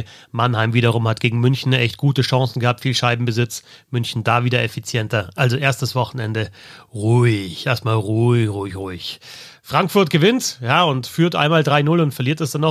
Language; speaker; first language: German; native; German